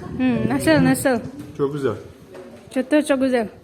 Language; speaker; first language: Turkish; non-native, learner; Indonesian